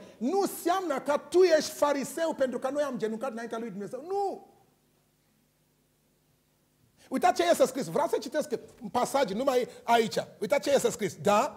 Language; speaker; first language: Romanian; non-native, learner; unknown